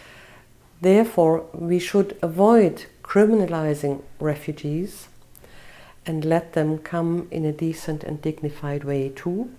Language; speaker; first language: English; non-native, fluent; German